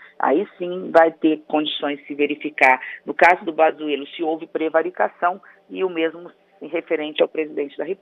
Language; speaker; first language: Portuguese; native; Portuguese